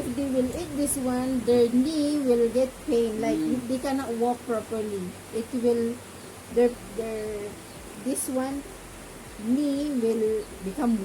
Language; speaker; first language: English; non-native, local second language; Filipino